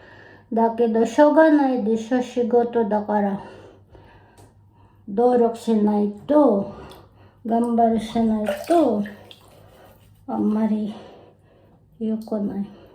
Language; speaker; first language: Japanese; non-native, learner; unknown